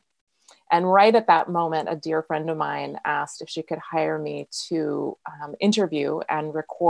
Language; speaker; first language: English; native; English